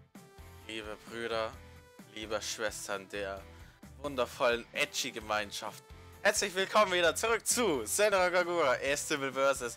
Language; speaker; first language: German; native; German